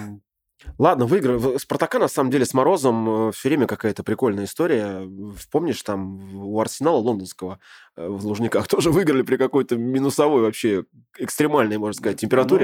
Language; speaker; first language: Russian; native; Russian